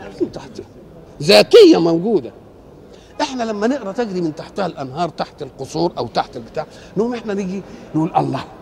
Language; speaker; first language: Arabic; native; Arabic